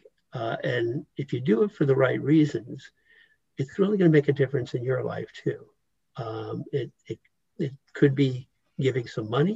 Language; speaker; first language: English; native; English